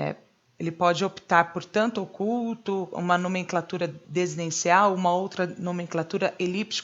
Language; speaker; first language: Portuguese; native; Portuguese